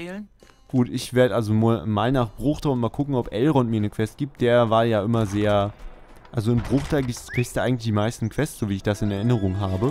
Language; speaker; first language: German; native; German